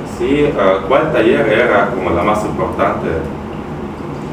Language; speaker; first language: Spanish; non-native, fluent; Russian